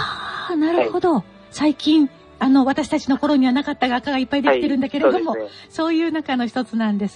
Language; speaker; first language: Japanese; native; Japanese